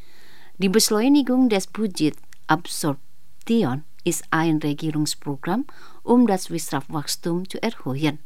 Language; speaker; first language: German; non-native, fluent; Indonesian